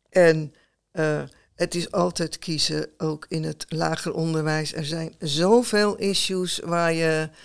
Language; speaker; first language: Dutch; native; Dutch